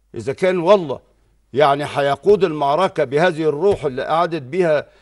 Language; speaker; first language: Arabic; native; Arabic